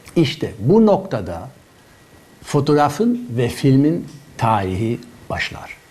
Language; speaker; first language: Turkish; non-native, fluent; German